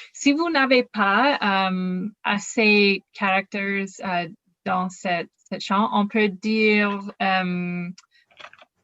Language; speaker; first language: French; non-native, learner; English